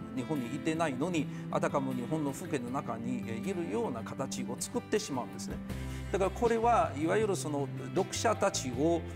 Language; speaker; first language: Japanese; non-native, fluent; Chinese